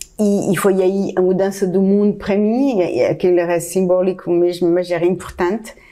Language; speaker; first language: Portuguese; non-native, fluent; French